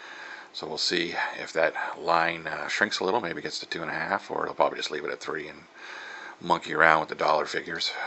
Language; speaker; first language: English; native; English